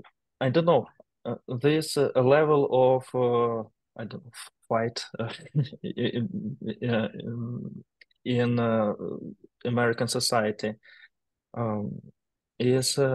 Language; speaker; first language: English; non-native, learner; Ukrainian